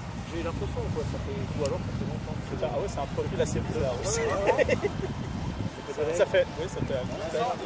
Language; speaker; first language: French; native; French